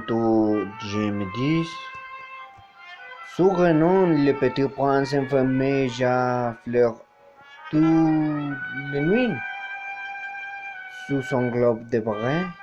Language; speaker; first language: French; non-native, learner; Spanish